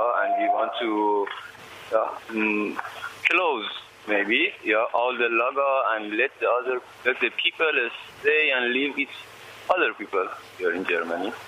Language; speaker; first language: English; non-native, learner; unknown